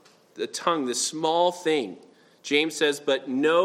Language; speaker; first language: English; native; English